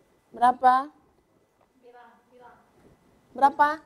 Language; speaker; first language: Indonesian; native; Indonesian